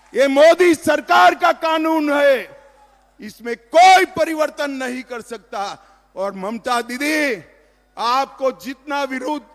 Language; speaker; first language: Hindi; non-native, local second language; Gujarati